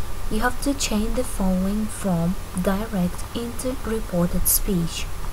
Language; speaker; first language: English; non-native, fluent; Kazakh